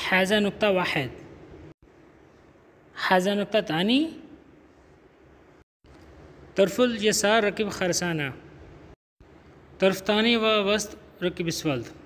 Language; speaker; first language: Arabic; non-native, learner; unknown